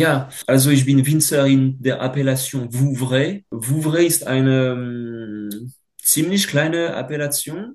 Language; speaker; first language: German; non-native, fluent; French